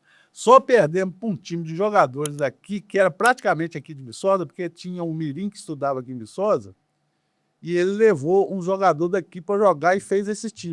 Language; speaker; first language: Portuguese; native; Portuguese